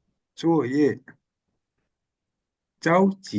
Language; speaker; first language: Chinese; non-native, learner; Indonesian